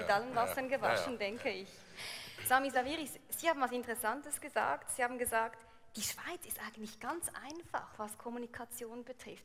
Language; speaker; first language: German; native; German